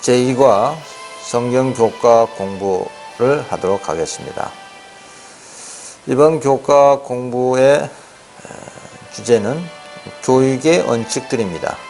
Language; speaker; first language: Korean; native; Korean